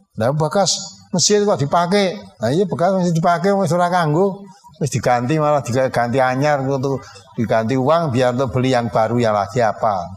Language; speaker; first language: Indonesian; non-native, local second language; Javanese